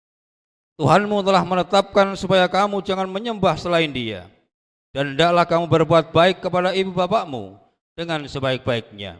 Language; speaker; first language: Indonesian; native; Indonesian